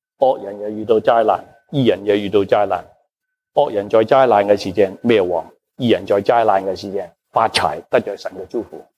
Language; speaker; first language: Chinese; non-native, local second language; Cantonese